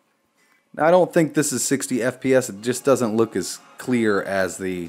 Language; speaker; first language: English; native; English